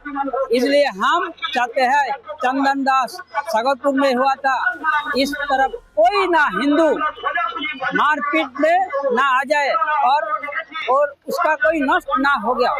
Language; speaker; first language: Hindi; non-native, local second language; Bangla